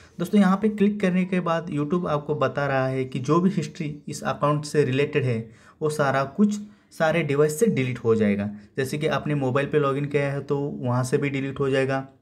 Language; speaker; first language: Hindi; non-native, local second language; Marathi